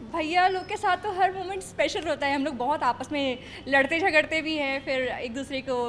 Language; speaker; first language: Hindi; native; Hindi